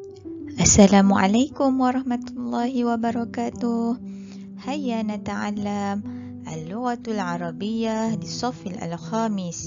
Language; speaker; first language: Arabic; non-native, fluent; Malay